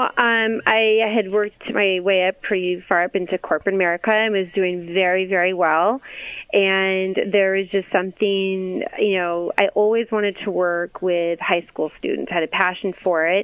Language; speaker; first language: English; native; English